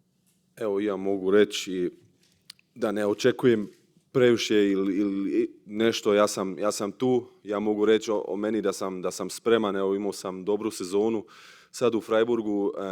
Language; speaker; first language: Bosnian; early bilingual, heritage; Bosnian